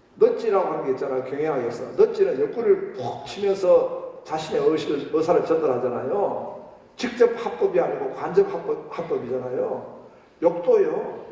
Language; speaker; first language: Korean; native; Korean